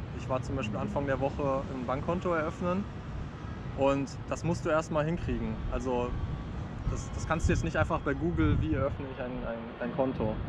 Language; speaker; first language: German; native; German